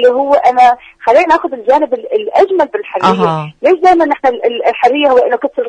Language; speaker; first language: Arabic; native; Arabic